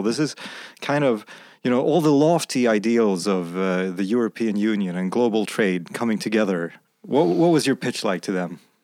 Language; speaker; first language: English; non-native, fluent; Swedish